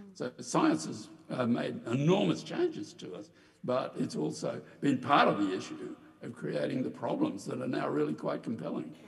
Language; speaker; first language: English; native; English